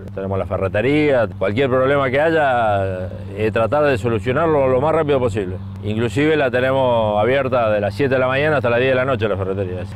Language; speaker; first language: Spanish; native; Spanish